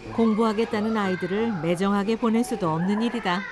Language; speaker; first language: Korean; native; Korean